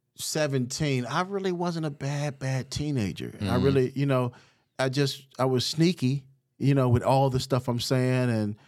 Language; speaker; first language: English; native; English